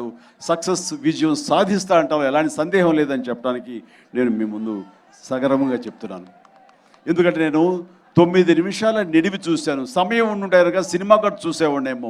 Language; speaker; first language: Telugu; native; Telugu